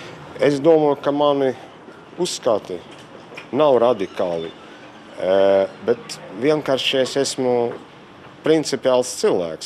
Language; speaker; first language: Latvian; non-native, local second language; Russian